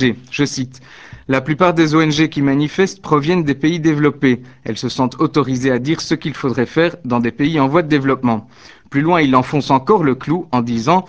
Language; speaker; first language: French; native; French